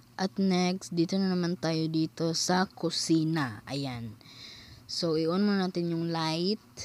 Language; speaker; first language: Filipino; non-native, local second language; Cebuano